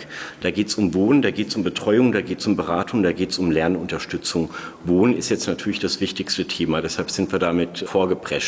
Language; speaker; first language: German; native; German